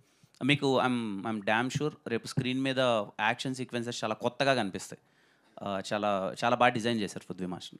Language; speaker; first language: Telugu; native; Telugu